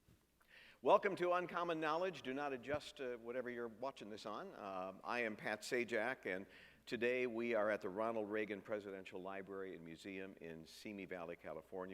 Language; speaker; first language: English; native; English